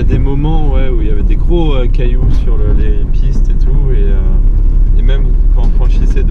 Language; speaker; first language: French; native; French